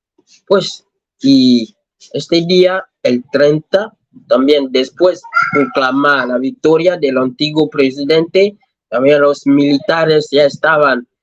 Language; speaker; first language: Spanish; non-native, learner; French